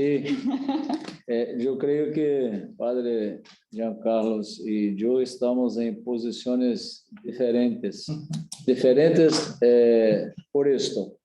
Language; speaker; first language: Spanish; non-native, learner; Portuguese